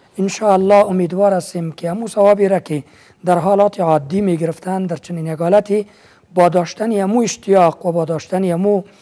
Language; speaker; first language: Persian; native; Persian